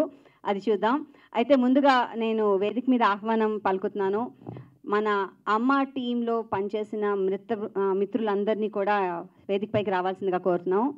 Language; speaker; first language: Telugu; native; Telugu